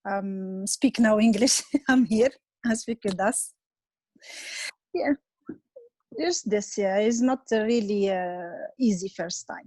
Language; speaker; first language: English; non-native, learner; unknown